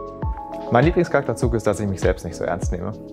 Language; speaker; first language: German; native; German